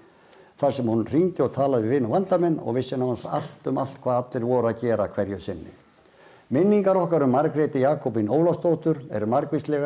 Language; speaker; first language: Icelandic; native; Icelandic